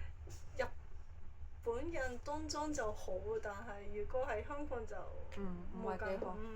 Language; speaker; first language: Cantonese; non-native, fluent; Japanese